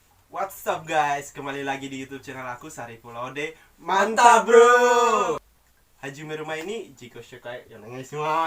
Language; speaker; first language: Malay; non-native, local second language; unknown